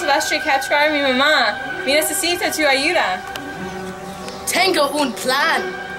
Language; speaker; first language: Spanish; non-native, learner; English